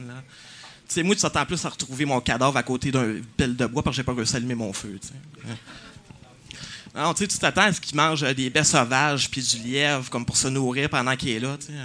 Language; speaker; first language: French; native; French